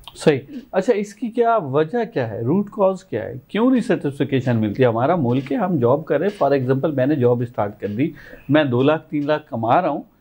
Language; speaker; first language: Urdu; non-native, local second language; Sindhi